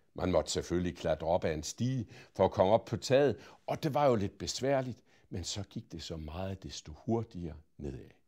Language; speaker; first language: Danish; native; Danish